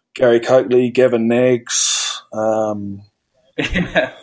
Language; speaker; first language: English; native; English